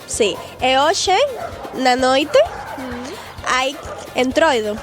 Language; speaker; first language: Galician; non-native, learner; Spanish